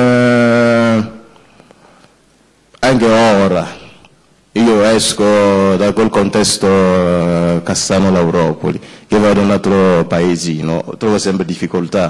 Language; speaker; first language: Italian; non-native, fluent; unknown